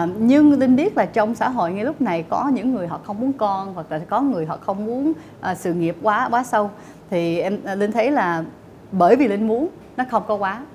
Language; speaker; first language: Vietnamese; early bilingual, heritage; Vietnamese